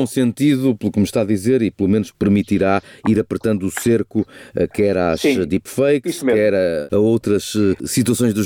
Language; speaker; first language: Portuguese; native; Portuguese